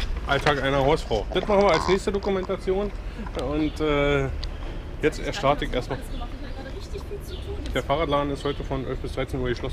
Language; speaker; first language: German; native; German